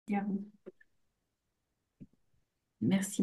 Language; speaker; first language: French; native; French